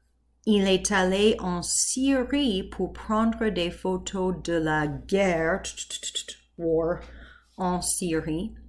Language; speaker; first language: French; non-native, fluent; English